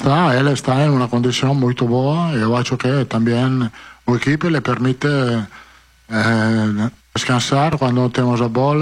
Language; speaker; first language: Portuguese; non-native, fluent; Italian